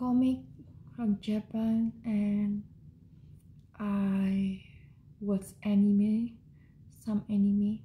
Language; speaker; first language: English; non-native, learner; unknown